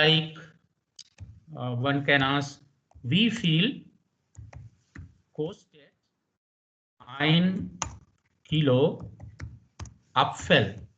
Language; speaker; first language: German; non-native, fluent; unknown